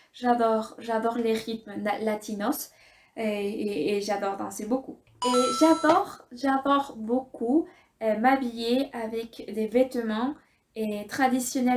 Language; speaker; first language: French; non-native, fluent; Spanish